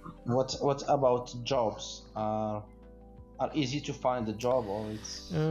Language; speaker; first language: English; non-native, learner; Arabic